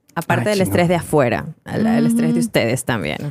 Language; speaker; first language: Spanish; native; Spanish